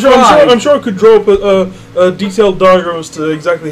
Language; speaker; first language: English; native; English